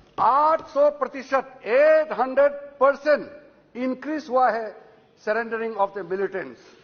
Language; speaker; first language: Hindi; non-native, local second language; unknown